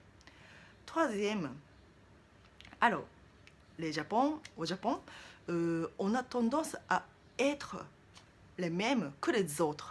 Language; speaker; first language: French; non-native, learner; Japanese